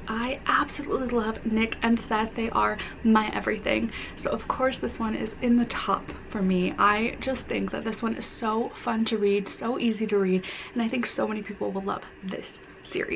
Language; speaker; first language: English; native; English